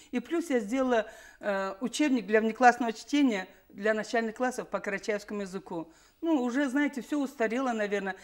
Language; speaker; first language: Russian; non-native, local second language; Karachay-Balkar